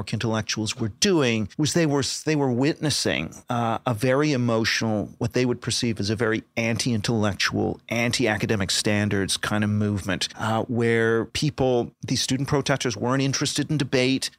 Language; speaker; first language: English; native; English